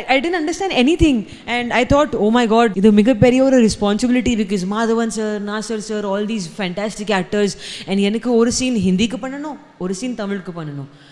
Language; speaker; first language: Tamil; non-native, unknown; Hindi